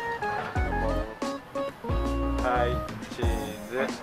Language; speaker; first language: English; non-native, learner; Japanese